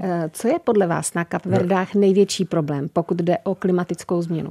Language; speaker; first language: Czech; native; Czech